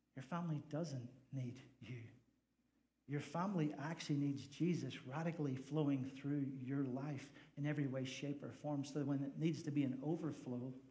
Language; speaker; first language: English; native; English